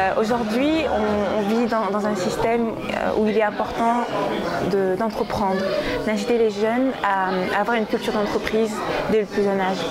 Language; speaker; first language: French; early bilingual, other home language; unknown